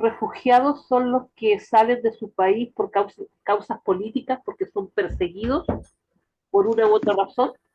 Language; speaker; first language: Spanish; native; Spanish